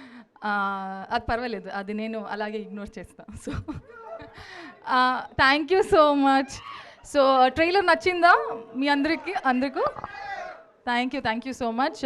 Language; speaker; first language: Telugu; non-native, fluent; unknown